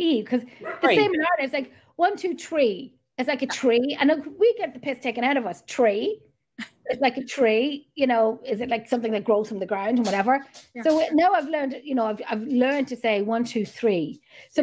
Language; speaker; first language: English; native; English